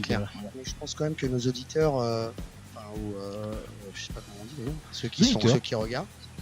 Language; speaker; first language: French; native; French